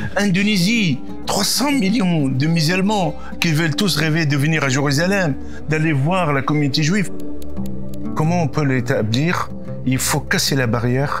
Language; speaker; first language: French; non-native, local second language; Arabic